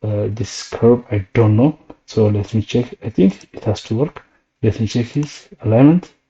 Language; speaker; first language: English; non-native, local second language; Amharic